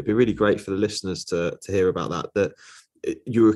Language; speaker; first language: English; native; English